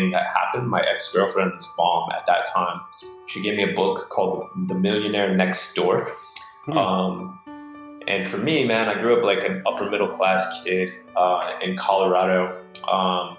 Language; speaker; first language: English; native; English